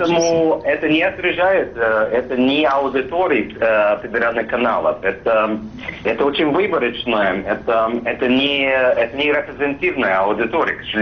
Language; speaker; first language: Russian; non-native, fluent; English